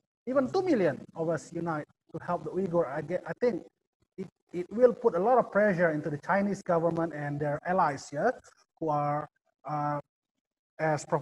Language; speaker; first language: English; non-native, fluent; Indonesian